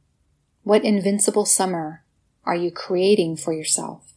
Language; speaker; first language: English; native; English